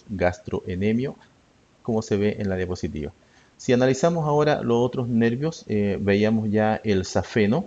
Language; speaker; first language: Spanish; native; Spanish